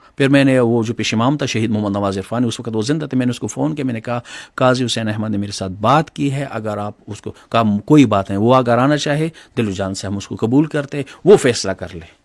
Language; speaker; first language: Urdu; non-native, local second language; Pashto